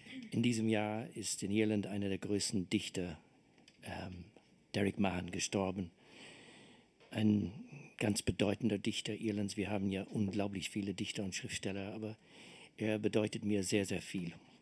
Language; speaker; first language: German; non-native, fluent; English